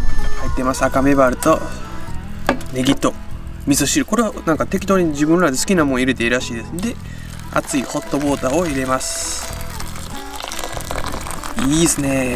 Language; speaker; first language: Japanese; native; Japanese